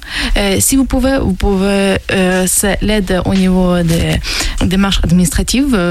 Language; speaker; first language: French; non-native, fluent; Ukrainian